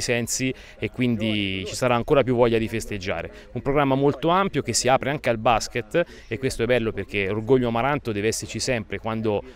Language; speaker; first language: Italian; native; Italian